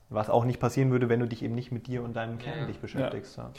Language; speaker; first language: German; native; German